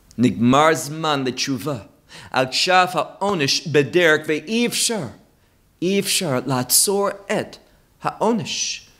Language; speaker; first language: Hebrew; non-native, fluent; English